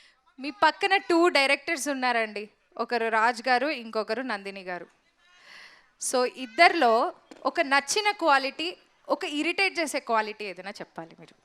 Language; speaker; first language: Telugu; native; Telugu